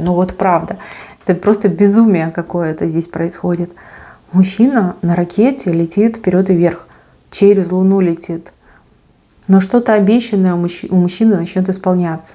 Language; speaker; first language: Russian; native; Russian